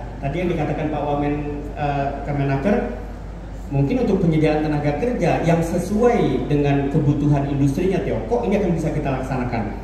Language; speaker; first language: Indonesian; native; Indonesian